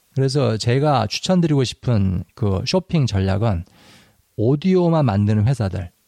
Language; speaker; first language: Korean; native; Korean